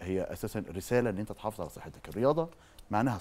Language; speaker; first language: Arabic; native; Arabic